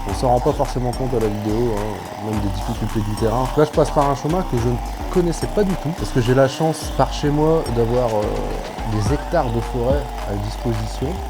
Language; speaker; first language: French; native; French